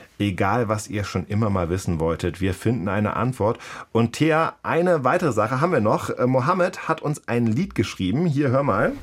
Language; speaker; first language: German; native; German